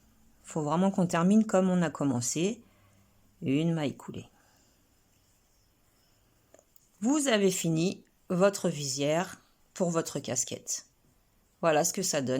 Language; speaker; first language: French; native; French